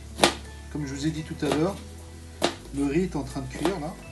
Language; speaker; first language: French; native; French